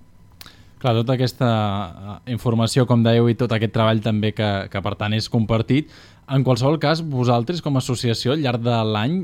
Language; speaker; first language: Catalan; native; Catalan